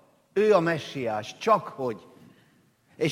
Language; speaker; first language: Hungarian; native; Hungarian